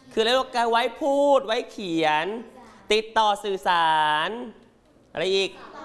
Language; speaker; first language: Thai; native; Thai